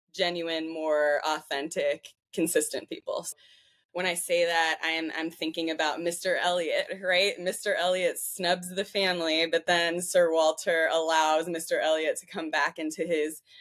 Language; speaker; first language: English; native; English